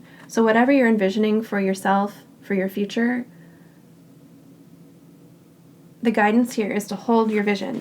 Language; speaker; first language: English; native; English